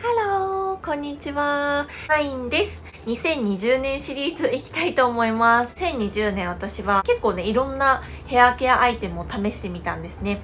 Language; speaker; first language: Japanese; non-native, fluent; Korean